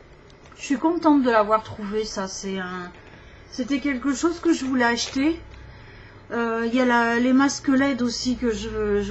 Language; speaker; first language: French; native; French